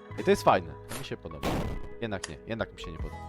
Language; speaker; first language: Polish; native; Polish